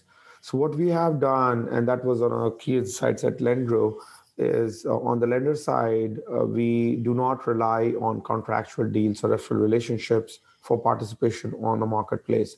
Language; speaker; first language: English; non-native, local second language; Hindi